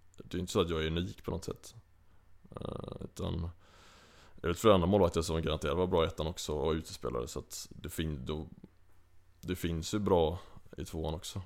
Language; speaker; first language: Swedish; native; Swedish